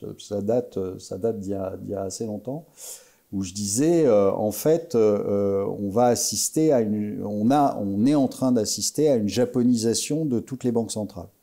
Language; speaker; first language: French; native; French